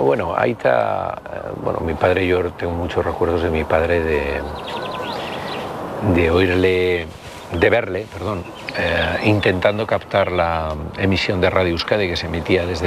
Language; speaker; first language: Spanish; native; Spanish